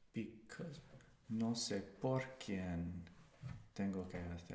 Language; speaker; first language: Spanish; non-native, learner; English